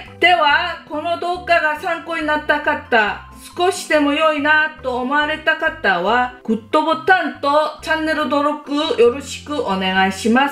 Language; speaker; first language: Japanese; non-native, fluent; Korean